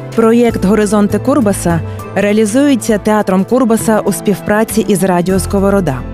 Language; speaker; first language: Ukrainian; native; Ukrainian